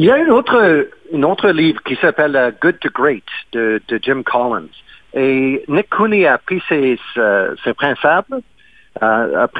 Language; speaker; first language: French; non-native, fluent; English